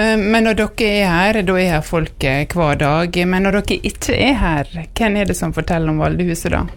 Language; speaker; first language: Norwegian; native; Norwegian